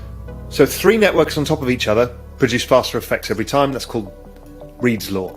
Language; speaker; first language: English; native; English